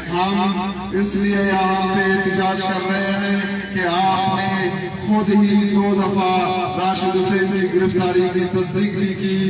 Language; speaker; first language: Urdu; non-native, local second language; Baluchi